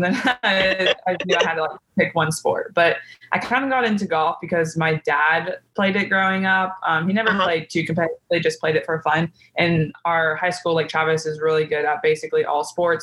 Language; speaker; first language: English; native; English